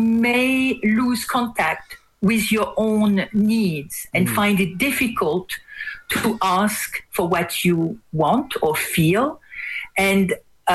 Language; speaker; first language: English; non-native, fluent; French